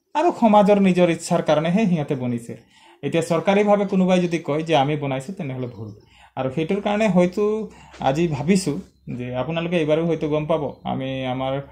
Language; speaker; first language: Assamese; non-native, local second language; Sadri